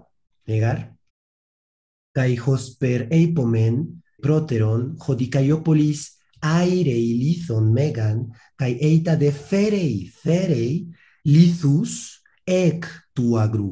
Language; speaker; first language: Greek; non-native, fluent; Spanish